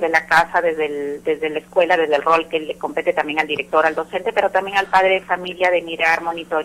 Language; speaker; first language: Spanish; native; Spanish